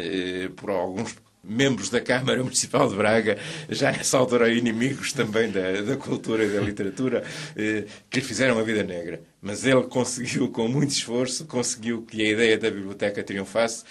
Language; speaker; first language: Portuguese; native; Portuguese